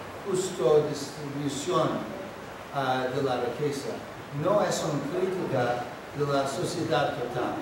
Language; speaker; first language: Spanish; non-native, fluent; English